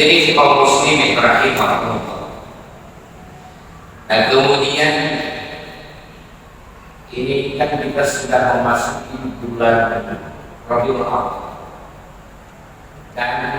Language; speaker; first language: Indonesian; non-native, local second language; Sundanese